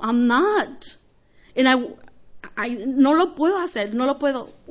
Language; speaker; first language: Spanish; early bilingual, heritage; Spanish